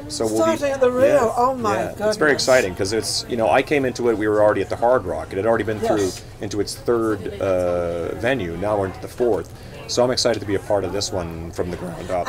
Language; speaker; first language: English; native; English